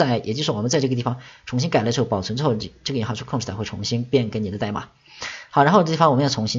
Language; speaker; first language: Chinese; native; Chinese